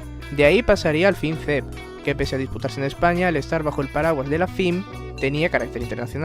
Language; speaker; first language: Spanish; native; Spanish